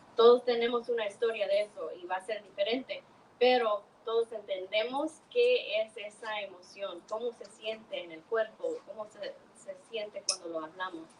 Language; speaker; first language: Spanish; early bilingual, heritage; Spanish